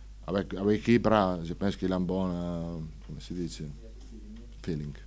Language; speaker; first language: French; non-native, fluent; Italian